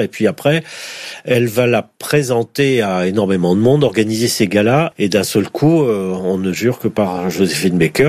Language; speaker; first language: French; native; French